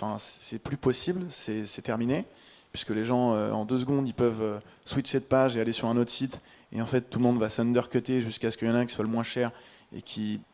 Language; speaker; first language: French; native; French